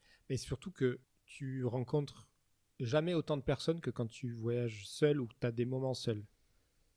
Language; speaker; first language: French; native; French